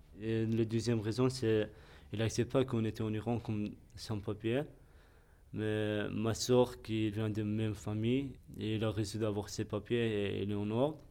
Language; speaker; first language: French; non-native, fluent; Persian